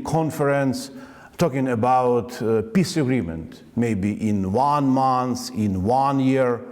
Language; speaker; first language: English; non-native, learner; Ukrainian